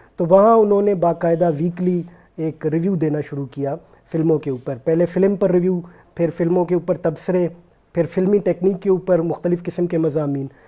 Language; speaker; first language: Urdu; non-native, local second language; Baluchi